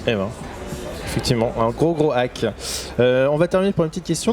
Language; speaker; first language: French; native; French